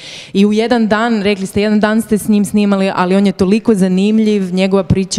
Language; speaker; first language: Croatian; native; Croatian